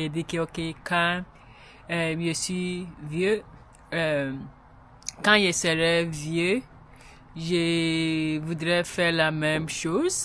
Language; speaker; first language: French; non-native, learner; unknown